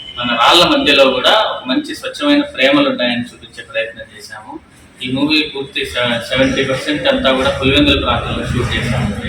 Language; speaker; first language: Telugu; native; Telugu